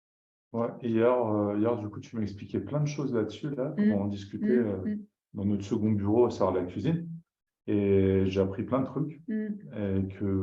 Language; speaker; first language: French; native; French